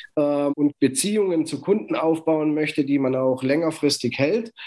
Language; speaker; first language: German; native; German